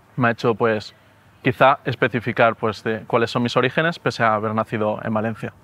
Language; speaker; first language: Spanish; native; Spanish